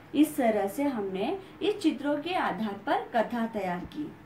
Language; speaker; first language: Hindi; non-native, local second language; Marathi